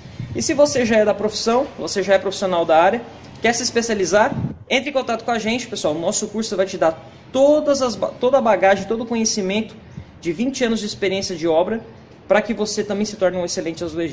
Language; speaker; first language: Portuguese; native; Portuguese